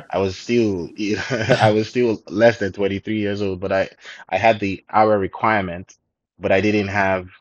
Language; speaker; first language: English; non-native, local second language; Yoruba